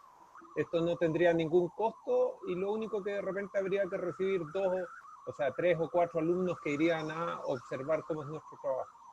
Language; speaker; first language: Spanish; native; Spanish